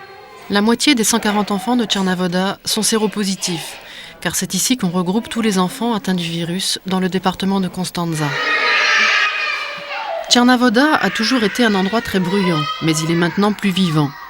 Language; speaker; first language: French; native; French